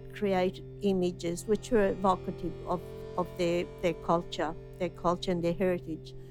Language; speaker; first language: English; non-native, fluent; Italian